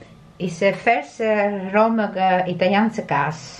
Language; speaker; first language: Dutch; non-native, learner; Italian